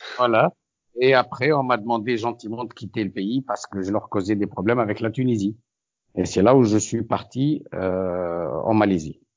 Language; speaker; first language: French; non-native, local second language; Arabic